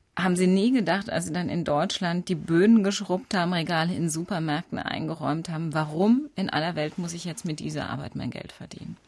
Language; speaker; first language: German; native; German